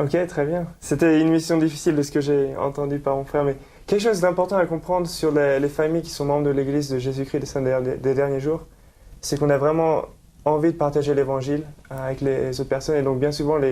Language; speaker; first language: French; native; French